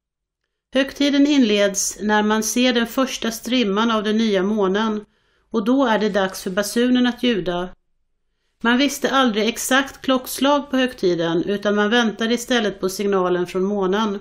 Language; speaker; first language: Swedish; native; Swedish